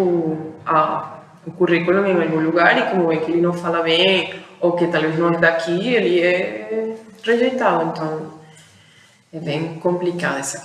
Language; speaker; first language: Portuguese; non-native, fluent; Spanish